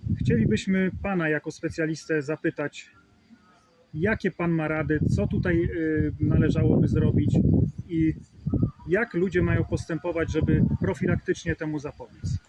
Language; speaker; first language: Polish; native; Polish